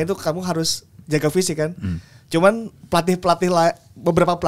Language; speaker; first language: Indonesian; native; Indonesian